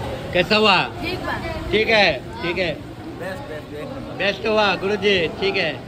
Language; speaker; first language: Hindi; non-native, local second language; Bangla